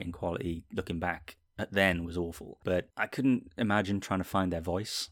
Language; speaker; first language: English; native; English